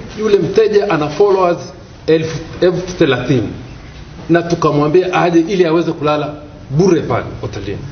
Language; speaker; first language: Swahili; native; Swahili